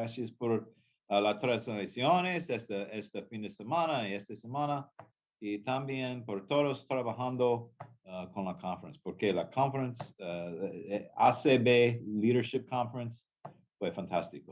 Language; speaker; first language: Spanish; non-native, learner; English